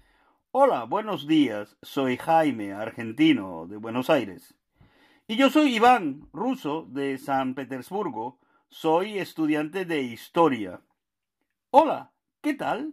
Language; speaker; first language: Spanish; non-native, fluent; Finnish